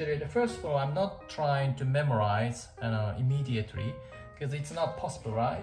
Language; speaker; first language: English; non-native, fluent; Japanese